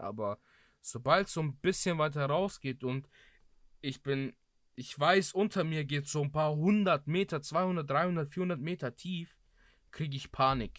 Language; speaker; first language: German; early bilingual, other home language; Greek